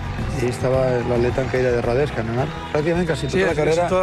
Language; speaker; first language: Catalan; native; Catalan